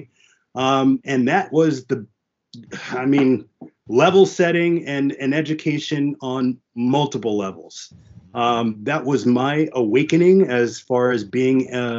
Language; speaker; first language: English; early bilingual, other home language; French